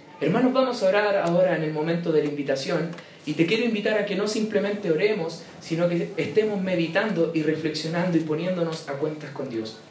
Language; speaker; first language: Spanish; native; Spanish